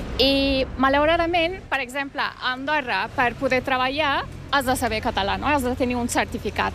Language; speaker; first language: Catalan; non-native, fluent; Turkish